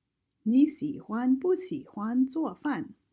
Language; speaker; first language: Chinese; non-native, fluent; English